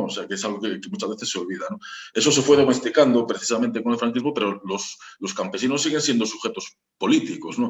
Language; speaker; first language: Spanish; native; Spanish